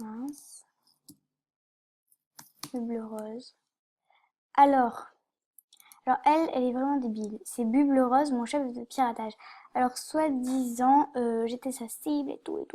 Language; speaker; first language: French; native; French